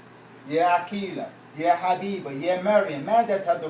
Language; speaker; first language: Arabic; non-native, fluent; English